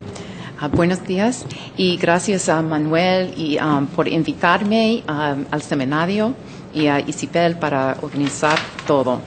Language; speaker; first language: Spanish; non-native, fluent; English